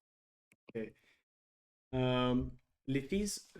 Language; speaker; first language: French; non-native, learner; Russian